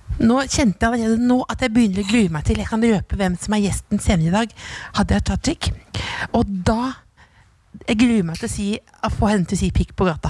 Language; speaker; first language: Norwegian; native; Norwegian